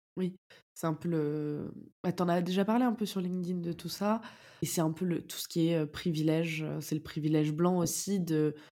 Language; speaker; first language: French; native; French